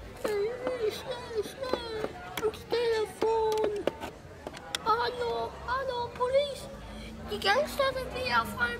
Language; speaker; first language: German; native; German